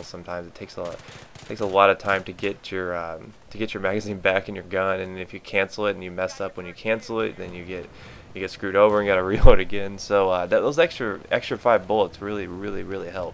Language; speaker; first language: English; native; English